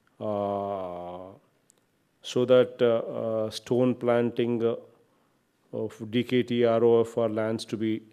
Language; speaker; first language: English; non-native, local second language; Telugu